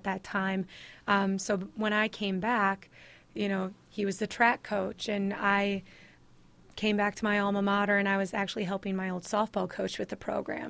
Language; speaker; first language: English; native; English